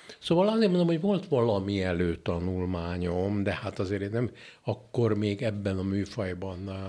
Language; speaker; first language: Hungarian; native; Hungarian